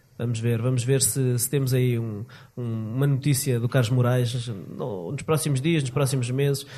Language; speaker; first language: Portuguese; native; Portuguese